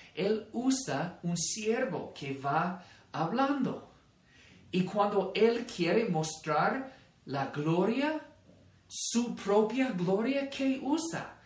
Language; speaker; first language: Spanish; non-native, fluent; English